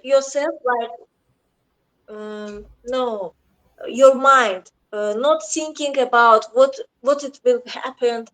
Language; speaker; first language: English; non-native, learner; Azerbaijani